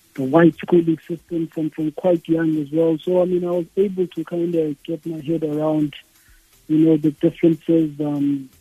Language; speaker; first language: English; non-native, local second language; Xhosa